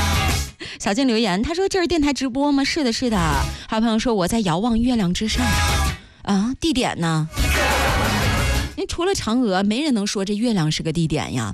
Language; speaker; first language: Chinese; native; Chinese